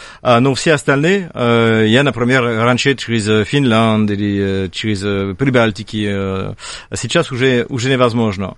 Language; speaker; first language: Russian; non-native, fluent; French